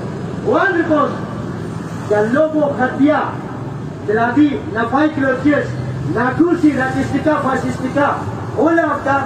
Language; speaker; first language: Greek; non-native, fluent; Urdu